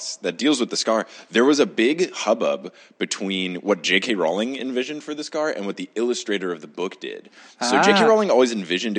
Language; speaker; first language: English; native; English